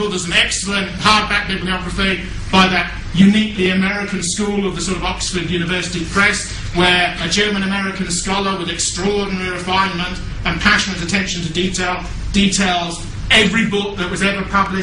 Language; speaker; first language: English; native; English